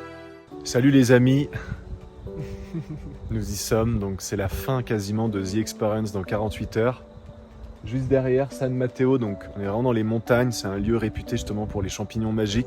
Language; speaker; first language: French; native; French